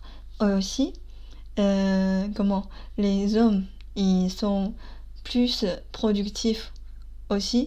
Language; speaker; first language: French; non-native, fluent; Chinese